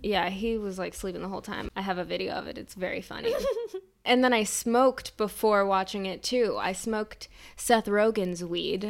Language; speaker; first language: English; native; English